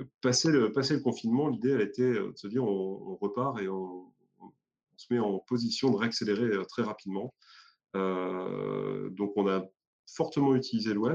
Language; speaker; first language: French; native; French